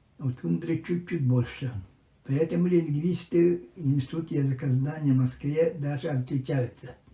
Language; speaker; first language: Russian; non-native, local second language; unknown